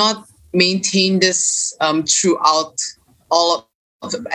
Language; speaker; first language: English; non-native, local second language; Malay